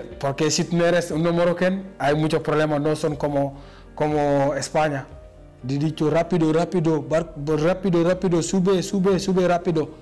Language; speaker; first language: Spanish; non-native, learner; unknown